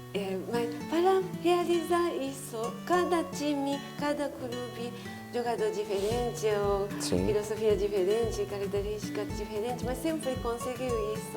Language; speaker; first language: Portuguese; non-native, learner; Japanese